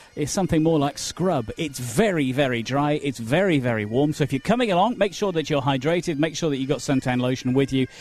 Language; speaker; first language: English; native; English